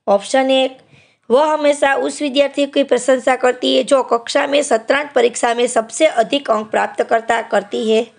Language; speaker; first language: Hindi; non-native, local second language; Gujarati